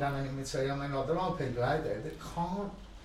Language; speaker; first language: English; native; English